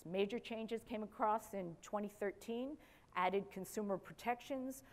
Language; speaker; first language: English; native; English